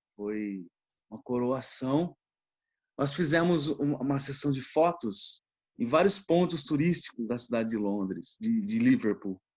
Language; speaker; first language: Portuguese; native; Portuguese